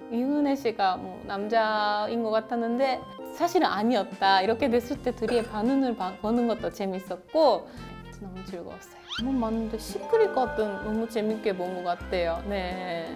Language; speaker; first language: Korean; non-native, fluent; Japanese